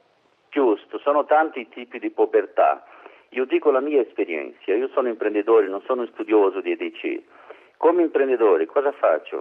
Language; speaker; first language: Italian; non-native, learner; Portuguese